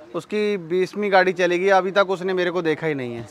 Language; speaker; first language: Hindi; native; Hindi